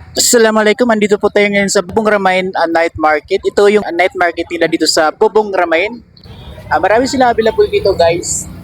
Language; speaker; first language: Filipino; non-native, local second language; Maranao